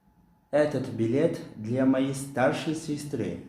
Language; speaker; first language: Russian; non-native, local second language; Tajik